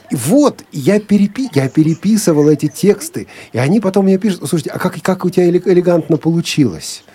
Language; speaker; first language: Russian; native; Russian